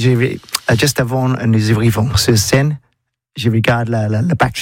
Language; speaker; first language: French; non-native, learner; English